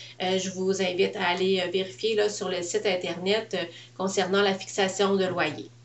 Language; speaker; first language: French; native; French